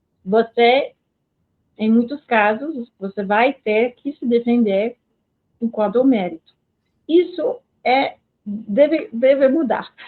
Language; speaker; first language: Portuguese; non-native, fluent; French